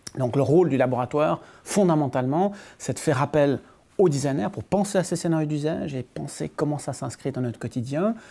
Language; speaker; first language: French; native; French